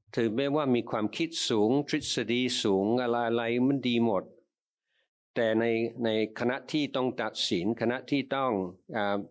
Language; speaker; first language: Thai; non-native, fluent; English